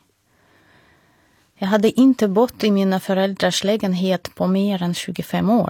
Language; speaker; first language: Swedish; non-native, fluent; Russian